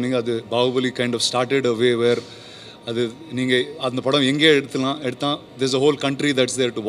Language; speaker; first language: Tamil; non-native, learner; Telugu